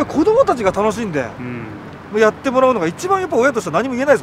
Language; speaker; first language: Japanese; native; Japanese